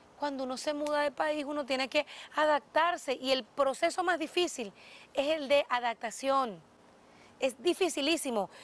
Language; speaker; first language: Spanish; native; Spanish